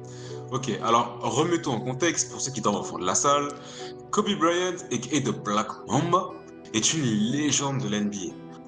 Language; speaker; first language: French; native; French